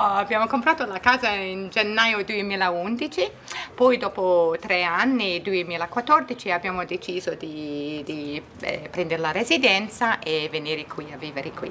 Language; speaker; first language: Italian; non-native, fluent; English